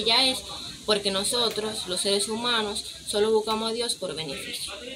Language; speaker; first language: Spanish; native; Spanish